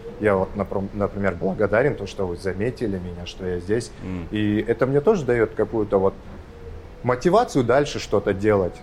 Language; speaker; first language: Russian; non-native, local second language; Kazakh